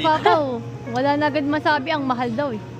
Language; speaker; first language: Filipino; native; Filipino